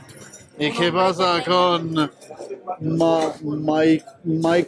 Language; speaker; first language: Spanish; non-native, learner; German